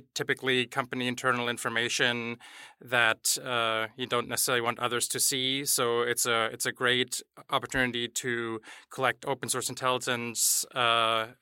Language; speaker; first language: English; non-native, fluent; German